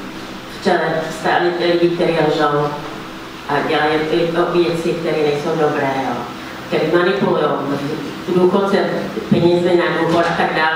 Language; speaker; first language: Czech; non-native, fluent; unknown